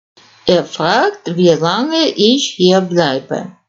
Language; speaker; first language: German; non-native, fluent; Russian